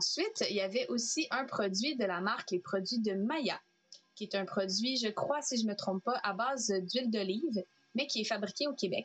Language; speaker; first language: French; native; French